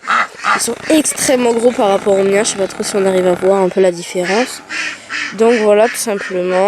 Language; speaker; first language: French; native; French